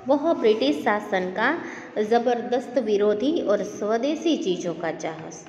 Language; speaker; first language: Hindi; non-native, local second language; Gujarati